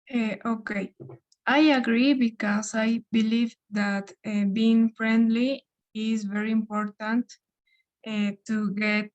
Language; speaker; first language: English; non-native, learner; Spanish